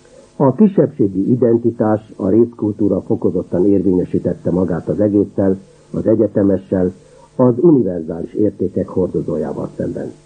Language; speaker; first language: Hungarian; native; Hungarian